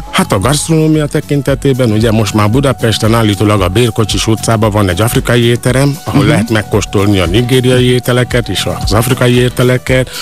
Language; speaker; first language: Hungarian; non-native, fluent; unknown